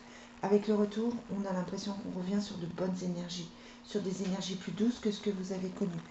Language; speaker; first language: French; native; French